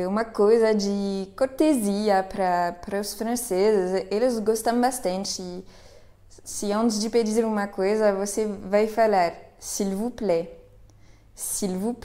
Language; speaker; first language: Portuguese; non-native, fluent; French